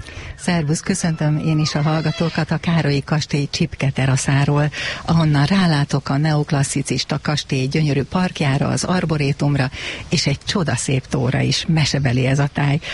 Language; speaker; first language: Hungarian; native; Hungarian